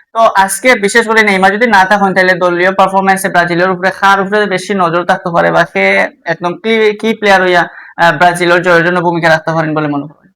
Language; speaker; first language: Bangla; native; Bangla